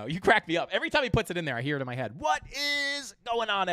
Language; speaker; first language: English; native; English